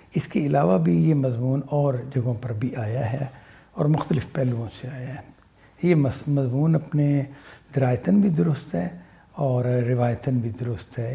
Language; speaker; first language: Urdu; non-native, local second language; Punjabi